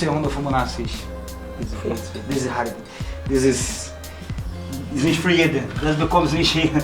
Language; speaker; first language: German; non-native, learner; Portuguese